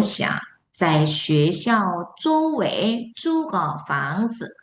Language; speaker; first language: Chinese; non-native, fluent; Korean